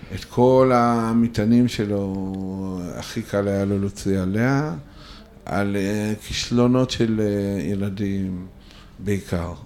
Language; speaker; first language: Hebrew; non-native, fluent; Russian